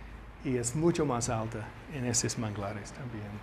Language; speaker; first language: Spanish; non-native, learner; English